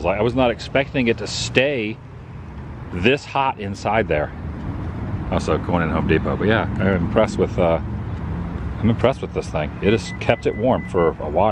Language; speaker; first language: English; native; English